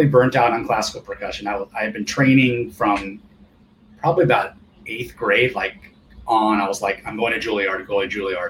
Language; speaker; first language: English; early bilingual, other home language; Japanese